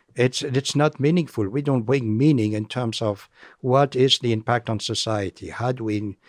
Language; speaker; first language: English; non-native, fluent; French